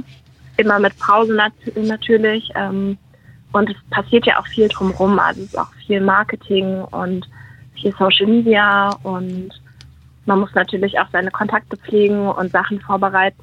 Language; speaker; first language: German; native; German